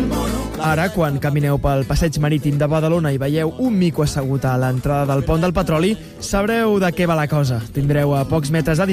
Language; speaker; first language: Catalan; native; Catalan